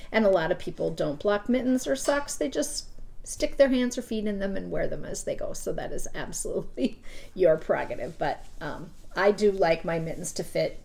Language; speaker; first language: English; native; English